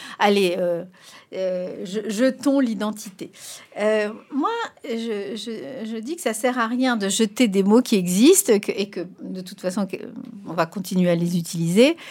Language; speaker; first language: French; non-native, fluent; Spanish